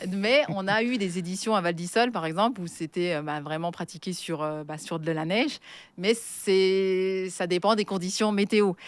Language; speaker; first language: French; native; French